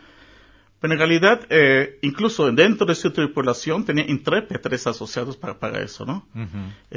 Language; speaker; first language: Spanish; early bilingual, heritage; Spanish